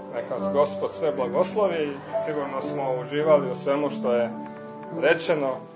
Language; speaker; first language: Serbian; native; Serbian